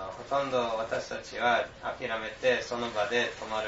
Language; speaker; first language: Japanese; non-native, fluent; English